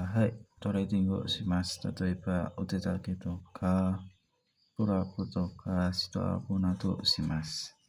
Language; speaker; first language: Japanese; non-native, learner; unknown